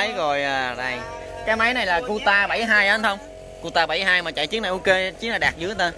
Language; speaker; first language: Vietnamese; native; Vietnamese